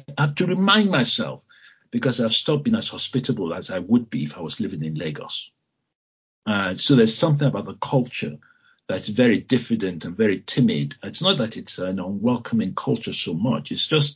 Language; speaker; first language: English; non-native, local second language; Yoruba